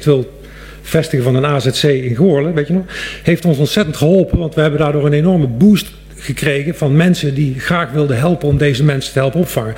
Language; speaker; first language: Dutch; native; Dutch